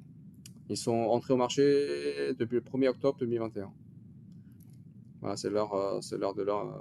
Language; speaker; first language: French; native; French